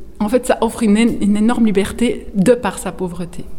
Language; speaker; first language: French; native; French